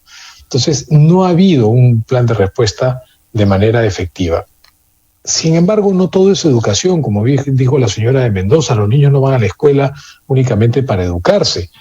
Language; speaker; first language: Spanish; native; Spanish